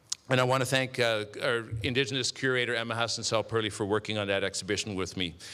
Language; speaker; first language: English; native; English